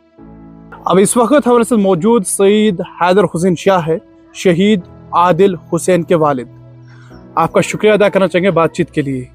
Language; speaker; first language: Hindi; native; Hindi